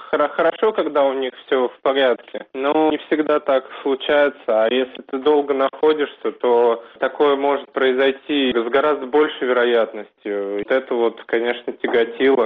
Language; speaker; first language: Russian; native; Russian